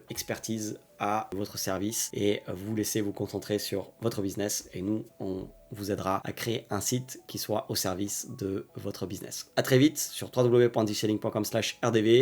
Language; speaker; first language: French; native; French